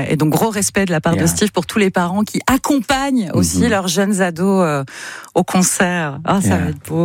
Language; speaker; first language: French; native; French